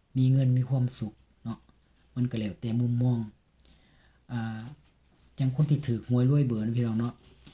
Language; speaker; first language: Thai; native; Thai